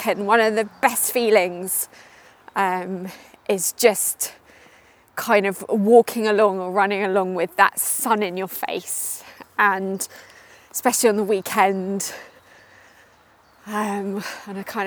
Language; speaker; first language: English; native; English